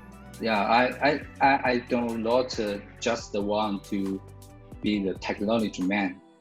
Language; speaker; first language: English; non-native, learner; Chinese